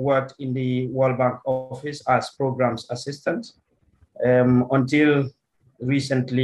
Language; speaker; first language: English; non-native, local second language; Wolof